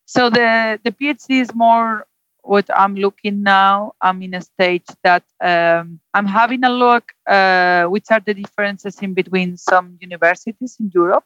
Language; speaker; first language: English; non-native, fluent; Spanish